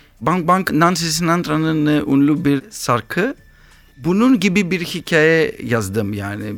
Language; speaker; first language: Turkish; non-native, learner; Greek